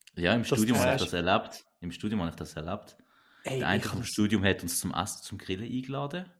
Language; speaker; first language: German; native; German